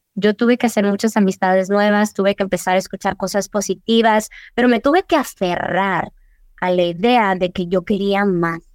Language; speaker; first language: Spanish; early bilingual, heritage; Spanish